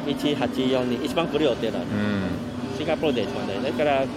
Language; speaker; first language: Japanese; non-native, learner; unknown